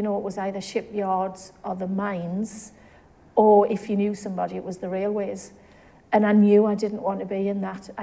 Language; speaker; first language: English; native; English